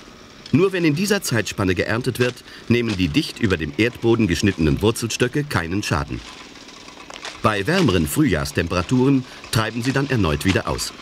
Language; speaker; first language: German; native; German